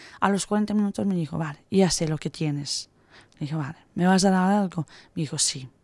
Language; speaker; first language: Spanish; non-native, fluent; Italian